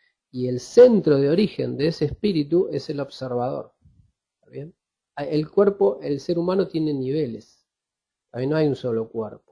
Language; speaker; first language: Spanish; native; Spanish